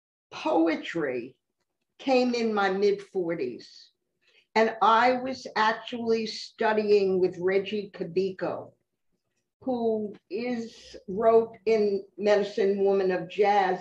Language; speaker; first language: English; native; English